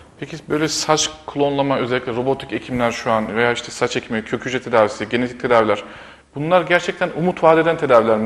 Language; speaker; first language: Turkish; native; Turkish